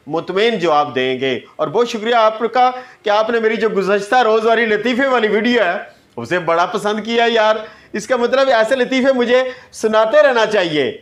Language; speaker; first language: Urdu; non-native, local second language; Punjabi